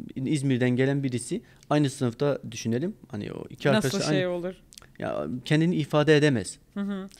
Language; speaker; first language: Turkish; non-native, local second language; Kurdish